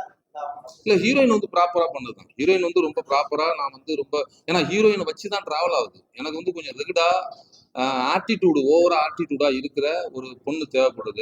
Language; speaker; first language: Tamil; native; Tamil